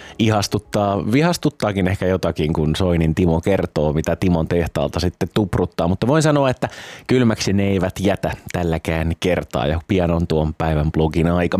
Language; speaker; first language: Finnish; native; Finnish